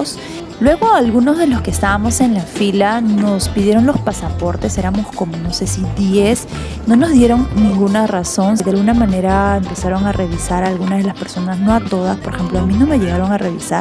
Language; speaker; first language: Spanish; native; Spanish